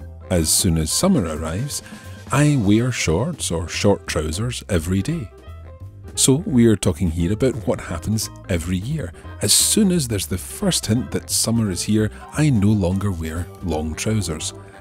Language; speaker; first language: English; native; English